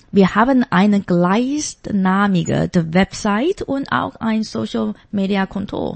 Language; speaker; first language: German; non-native, fluent; Chinese